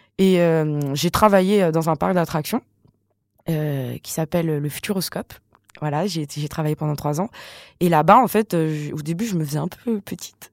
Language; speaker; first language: French; non-native, local second language; Malagasy